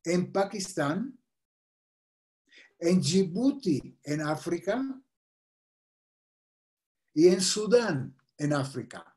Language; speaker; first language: Spanish; non-native, fluent; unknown